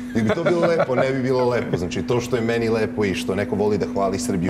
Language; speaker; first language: Croatian; early bilingual, heritage; Croatian